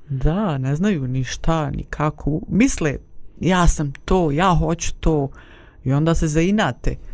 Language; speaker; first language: Bosnian; native; Bosnian